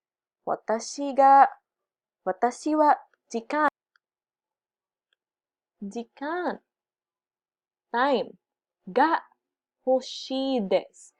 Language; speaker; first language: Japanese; non-native, learner; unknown